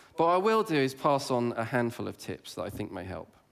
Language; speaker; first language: English; native; English